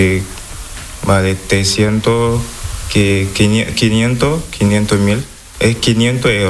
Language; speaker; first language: Spanish; non-native, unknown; Wolof